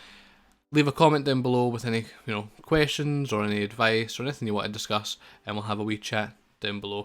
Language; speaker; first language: English; native; English